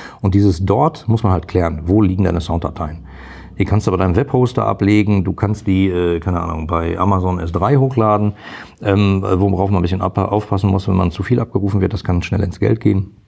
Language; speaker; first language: German; native; German